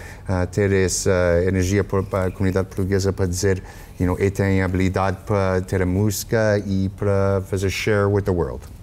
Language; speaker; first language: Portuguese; early bilingual, heritage; English